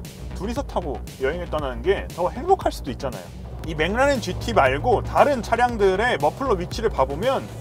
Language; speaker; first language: Korean; native; Korean